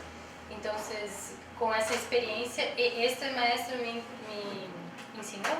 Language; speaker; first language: Spanish; non-native, learner; Portuguese